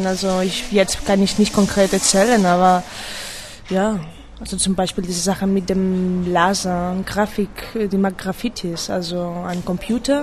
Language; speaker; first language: German; non-native, fluent; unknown